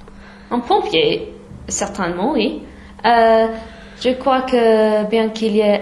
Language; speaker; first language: French; non-native, fluent; English